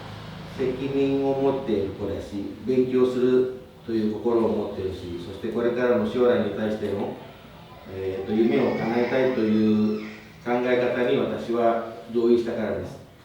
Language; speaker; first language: Japanese; non-native, fluent; Indonesian